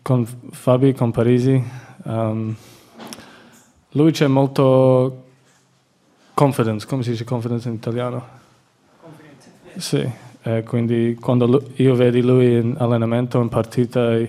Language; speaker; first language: Italian; non-native, learner; English